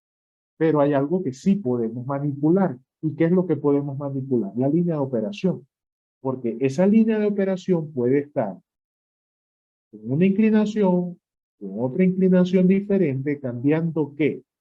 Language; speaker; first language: Spanish; native; Spanish